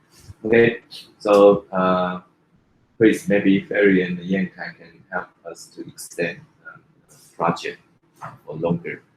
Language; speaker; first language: English; non-native, fluent; Chinese